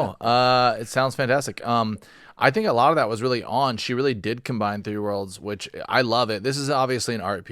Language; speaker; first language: English; native; English